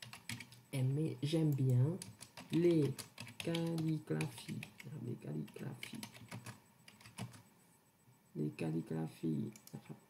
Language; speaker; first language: French; non-native, learner; Thai